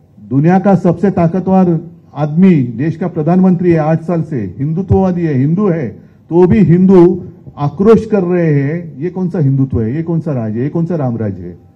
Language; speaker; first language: Hindi; non-native, local second language; Marathi